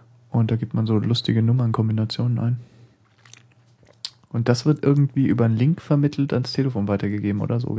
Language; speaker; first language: German; native; German